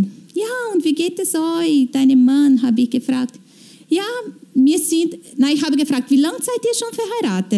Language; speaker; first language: German; non-native, fluent; Portuguese